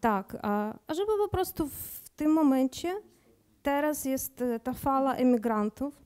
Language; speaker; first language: Polish; non-native, learner; Ukrainian